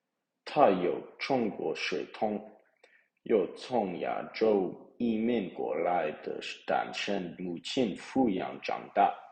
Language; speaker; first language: Chinese; non-native, learner; English